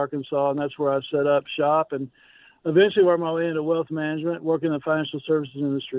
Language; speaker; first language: English; native; English